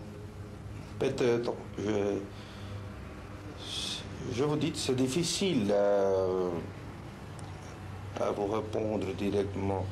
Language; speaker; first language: French; non-native, fluent; Spanish